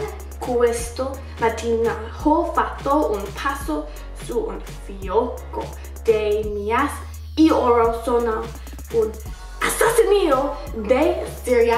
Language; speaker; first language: Italian; non-native, learner; English